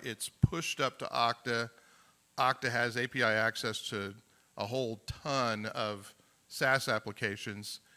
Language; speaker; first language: English; native; English